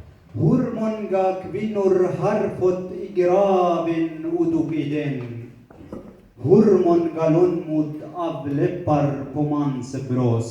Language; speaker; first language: Swedish; non-native, learner; Kurdish